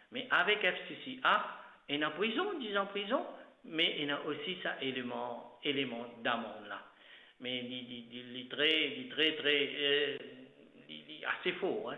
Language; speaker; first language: French; non-native, local second language; Morisyen